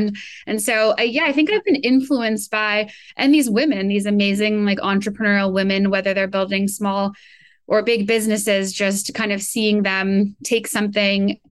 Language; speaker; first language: English; native; English